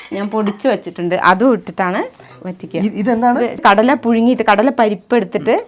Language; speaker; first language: Malayalam; non-native, local second language; Kannada